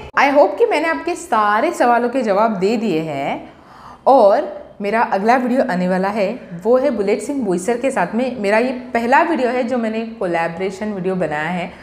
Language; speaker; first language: Hindi; non-native, local second language; Marathi